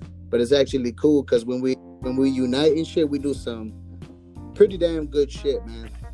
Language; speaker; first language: English; non-native, fluent; Spanish